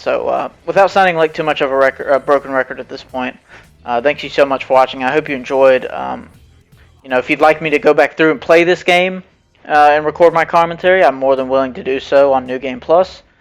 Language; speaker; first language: English; native; English